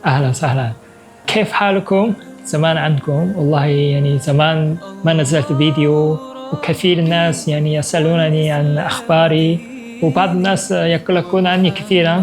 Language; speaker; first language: Arabic; non-native, fluent; Korean